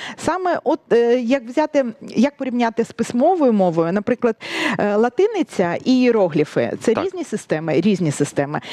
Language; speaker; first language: Ukrainian; native; Ukrainian